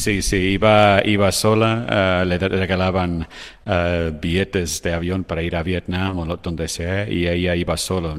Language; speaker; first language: Spanish; non-native, fluent; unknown